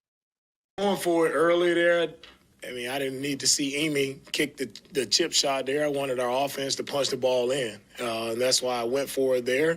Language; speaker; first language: English; native; English